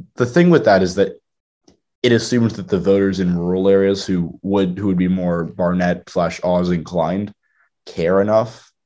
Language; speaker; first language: English; native; English